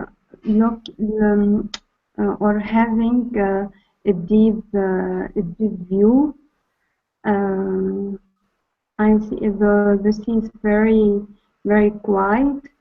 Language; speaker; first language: English; non-native, learner; Arabic